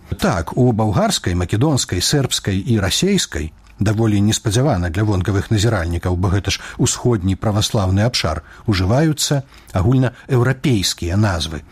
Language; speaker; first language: Belarusian; native; Belarusian